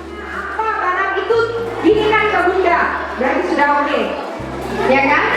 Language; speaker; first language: Indonesian; native; Indonesian